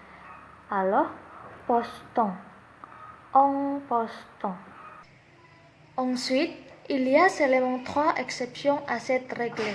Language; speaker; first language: French; non-native, learner; Indonesian